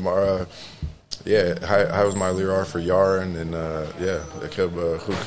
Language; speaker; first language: Dutch; non-native, learner; English